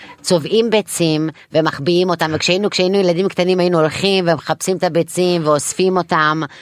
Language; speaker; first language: Hebrew; non-native, local second language; Arabic